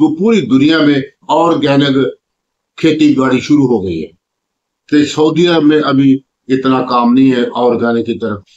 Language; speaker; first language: Urdu; non-native, local second language; Punjabi